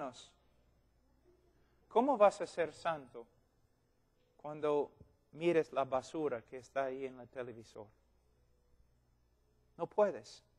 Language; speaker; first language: Spanish; non-native, fluent; English